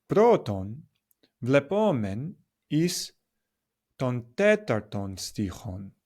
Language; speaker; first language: Greek; non-native, learner; English